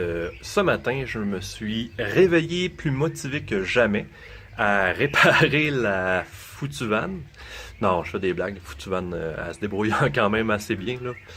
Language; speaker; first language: French; native; French